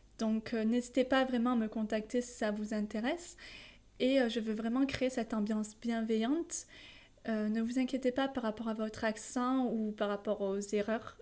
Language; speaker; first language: French; native; French